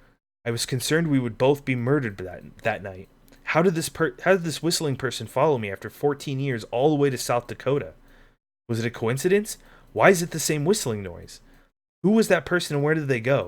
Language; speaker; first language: English; native; English